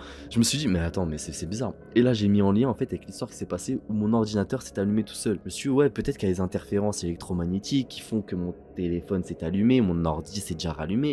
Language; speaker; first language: French; native; French